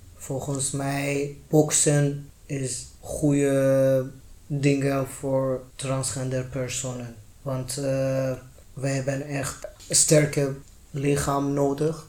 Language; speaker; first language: Dutch; non-native, learner; Persian